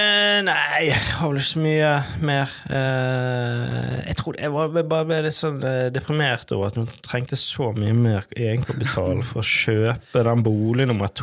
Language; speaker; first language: Norwegian; native; Norwegian